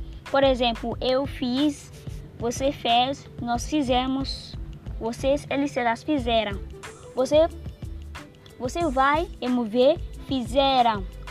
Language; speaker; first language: Portuguese; non-native, learner; Yoruba